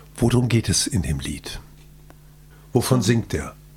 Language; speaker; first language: German; native; German